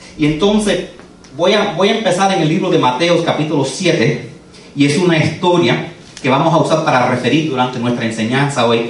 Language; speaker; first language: Spanish; early bilingual, heritage; Spanish